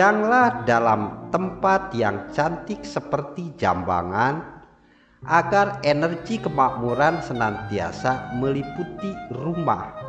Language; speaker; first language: Indonesian; native; Indonesian